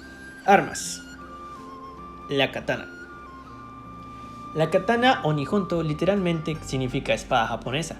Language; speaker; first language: Spanish; native; Spanish